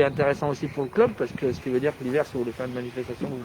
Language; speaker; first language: French; native; French